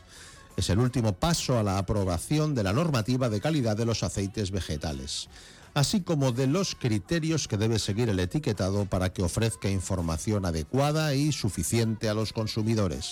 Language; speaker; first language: Spanish; native; Spanish